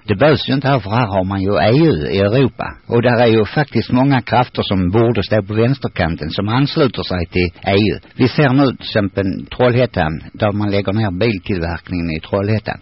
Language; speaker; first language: Swedish; native; Swedish